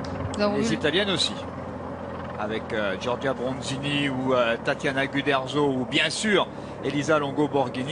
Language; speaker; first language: French; native; French